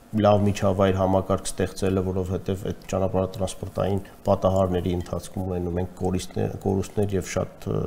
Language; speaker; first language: Armenian; native; Armenian